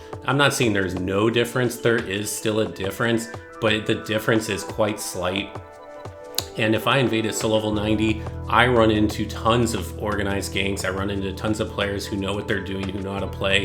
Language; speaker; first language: English; native; English